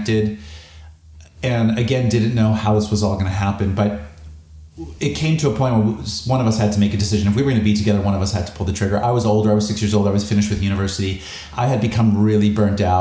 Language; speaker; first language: English; native; English